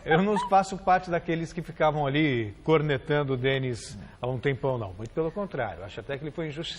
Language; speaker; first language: Portuguese; native; Portuguese